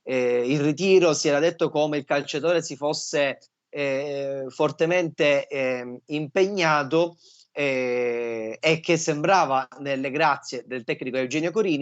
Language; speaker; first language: Italian; native; Italian